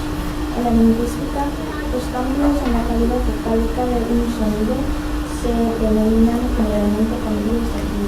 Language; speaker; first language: Spanish; non-native, learner; Korean